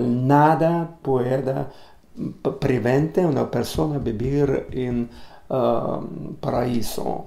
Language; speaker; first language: Spanish; non-native, learner; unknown